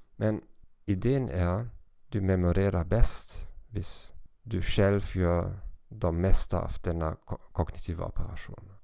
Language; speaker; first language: Swedish; non-native, fluent; German